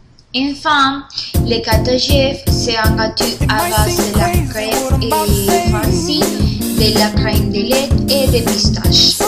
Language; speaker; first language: French; non-native, learner; Spanish